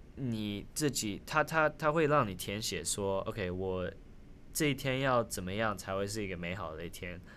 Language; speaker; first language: Chinese; early bilingual, other home language; Min Nan Chinese